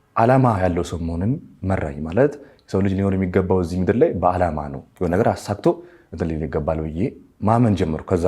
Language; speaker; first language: Amharic; native; Amharic